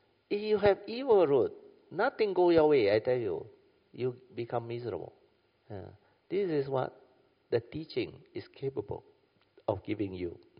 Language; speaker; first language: English; non-native, local second language; Min Nan Chinese